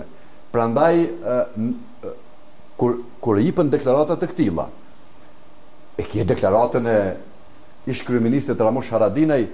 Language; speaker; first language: Albanian; native; Albanian